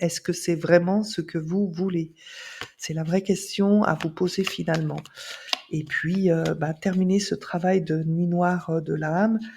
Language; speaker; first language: French; native; French